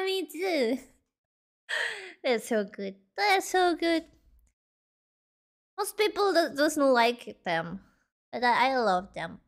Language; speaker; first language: English; non-native, learner; Spanish